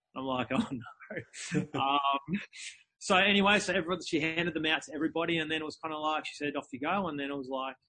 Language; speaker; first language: English; native; English